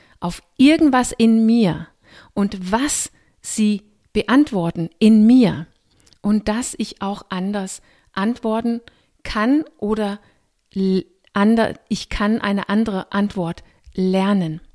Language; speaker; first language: German; non-native, fluent; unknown